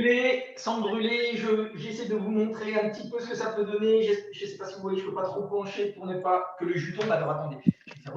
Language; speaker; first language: French; native; French